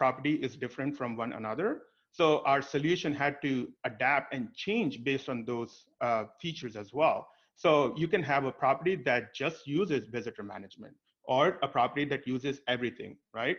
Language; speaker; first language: English; non-native, local second language; Hindi